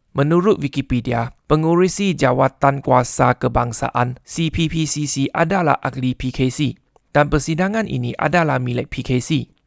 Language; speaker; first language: Malay; non-native, local second language; Chinese